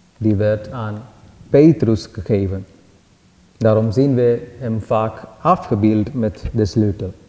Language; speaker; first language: Dutch; non-native, fluent; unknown